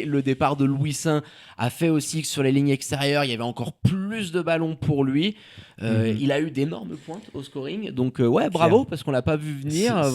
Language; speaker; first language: French; native; French